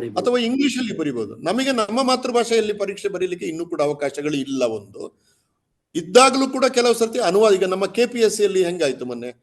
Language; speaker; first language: Kannada; native; Kannada